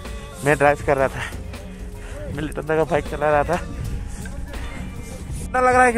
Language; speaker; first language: Hindi; non-native, local second language; Bangla